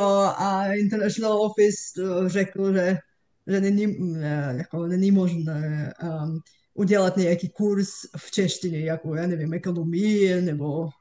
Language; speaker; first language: Czech; non-native, fluent; Bulgarian